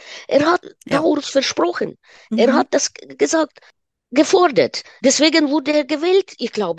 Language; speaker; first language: German; non-native, fluent; Ukrainian